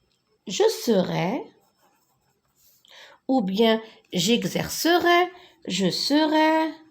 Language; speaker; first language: French; non-native, local second language; Arabic